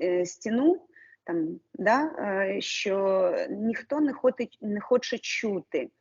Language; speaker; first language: Ukrainian; non-native, local second language; Russian